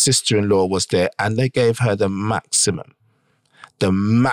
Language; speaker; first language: English; native; English